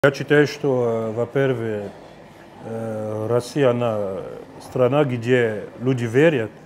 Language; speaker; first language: Russian; non-native, fluent; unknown